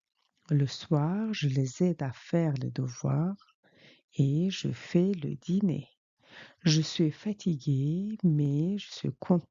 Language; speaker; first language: French; non-native, fluent; Mongolian